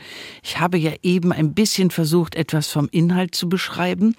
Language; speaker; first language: German; native; German